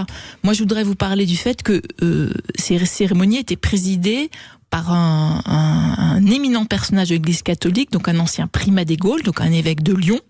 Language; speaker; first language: French; native; French